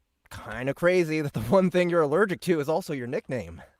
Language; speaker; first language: English; native; English